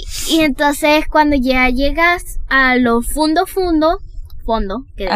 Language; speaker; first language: Spanish; early bilingual, heritage; Spanish